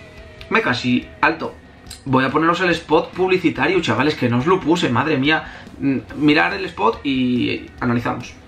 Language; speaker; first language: Spanish; native; Spanish